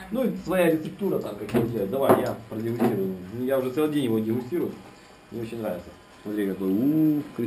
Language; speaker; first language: Russian; native; Russian